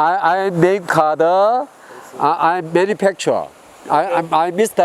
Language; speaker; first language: English; non-native, learner; Korean